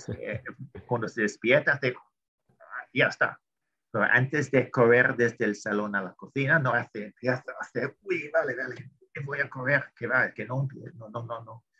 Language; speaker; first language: Spanish; non-native, fluent; English